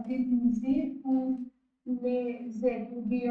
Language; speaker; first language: French; non-native, learner; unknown